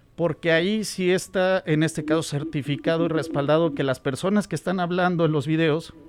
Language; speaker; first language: Spanish; native; Spanish